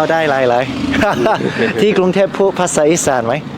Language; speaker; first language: Thai; non-native, learner; English